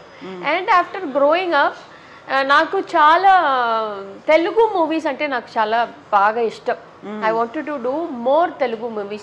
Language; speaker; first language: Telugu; non-native, learner; Tamil